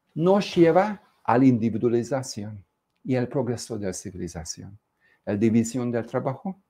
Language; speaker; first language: Spanish; non-native, fluent; Hungarian